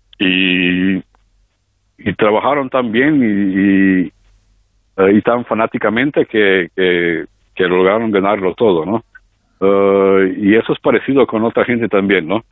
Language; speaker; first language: Spanish; non-native, fluent; Slovenian